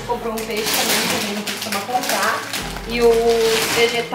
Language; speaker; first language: Portuguese; native; Portuguese